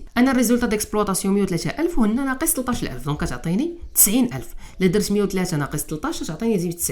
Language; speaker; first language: Arabic; native; Arabic